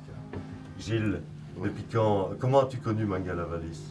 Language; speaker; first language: French; native; French